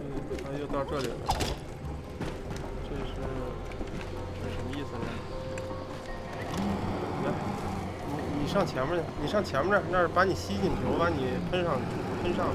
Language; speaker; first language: Chinese; native; Chinese